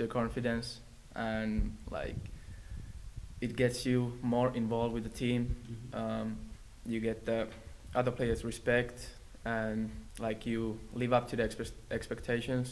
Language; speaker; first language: English; non-native, fluent; Finnish